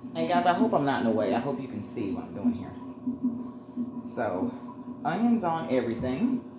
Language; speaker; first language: English; native; English